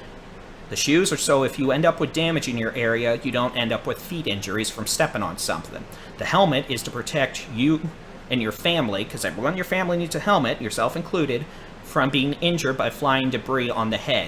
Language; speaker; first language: English; native; English